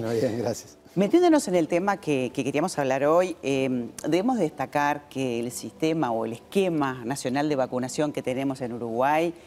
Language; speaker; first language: Spanish; native; Spanish